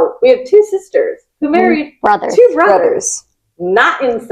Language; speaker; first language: English; native; English